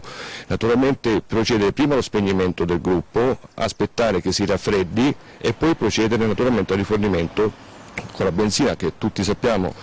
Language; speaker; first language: Italian; native; Italian